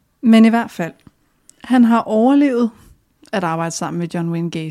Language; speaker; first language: Danish; native; Danish